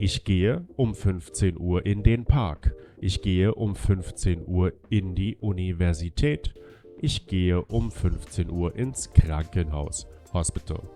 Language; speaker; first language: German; non-native, fluent; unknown